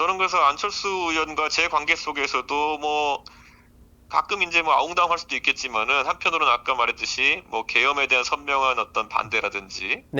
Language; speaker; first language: Korean; native; Korean